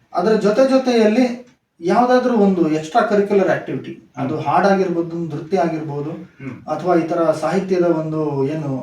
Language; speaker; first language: Kannada; native; Kannada